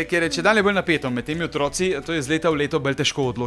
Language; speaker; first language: Slovenian; native; Slovenian